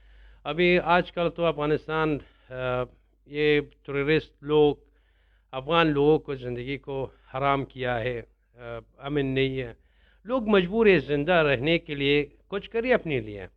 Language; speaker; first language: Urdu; non-native, learner; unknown